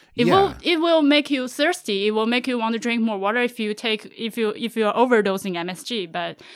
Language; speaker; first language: English; non-native, fluent; Chinese